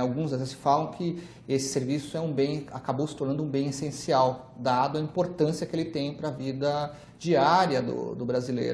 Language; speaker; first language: Portuguese; native; Portuguese